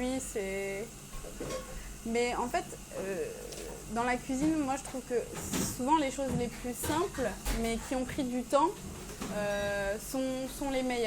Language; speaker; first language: French; early bilingual, other home language; Persian